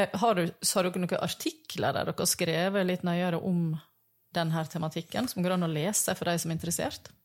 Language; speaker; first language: Norwegian; native; Norwegian